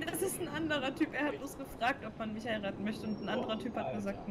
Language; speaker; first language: German; native; German